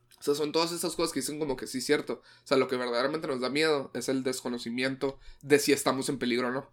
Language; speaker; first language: Spanish; native; Spanish